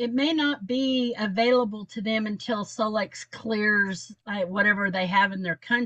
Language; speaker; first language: English; native; English